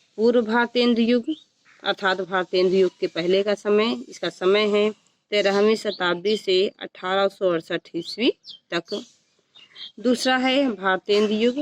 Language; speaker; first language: Hindi; native; Hindi